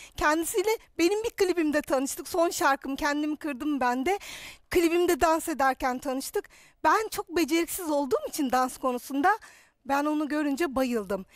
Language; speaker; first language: Turkish; native; Turkish